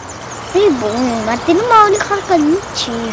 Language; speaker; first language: Indonesian; early bilingual, heritage; Spanish